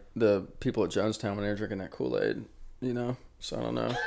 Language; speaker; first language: English; native; English